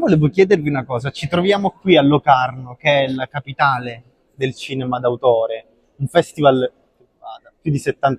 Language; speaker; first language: Italian; native; Italian